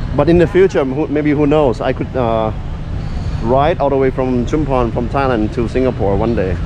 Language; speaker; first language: English; non-native, fluent; Thai